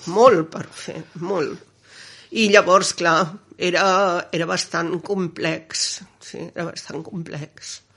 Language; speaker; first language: Catalan; native; Catalan